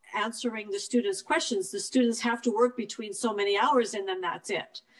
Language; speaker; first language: English; native; English